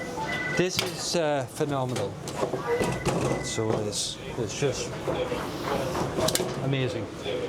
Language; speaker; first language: English; native; English